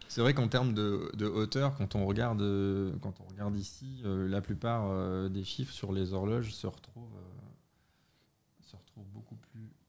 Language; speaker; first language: French; native; French